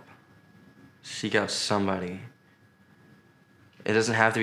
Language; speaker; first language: English; native; English